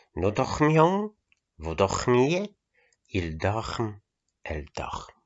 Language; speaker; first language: French; non-native, fluent; Polish